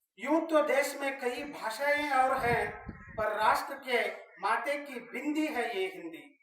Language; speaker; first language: Hindi; non-native, local second language; Kannada